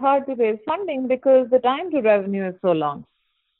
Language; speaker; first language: English; non-native, local second language; Hindi